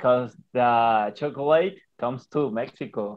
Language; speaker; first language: English; non-native, learner; Spanish